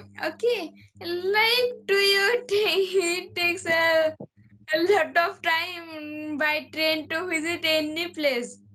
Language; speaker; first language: English; non-native, learner; Marathi